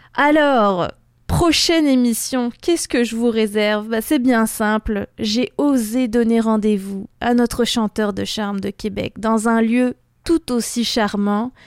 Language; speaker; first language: French; native; French